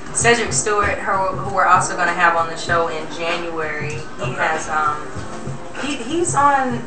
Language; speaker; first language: English; native; English